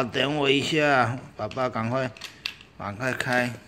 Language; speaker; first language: Chinese; native; Chinese